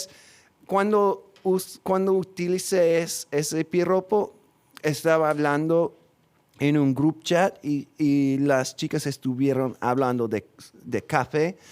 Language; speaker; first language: Spanish; non-native, fluent; English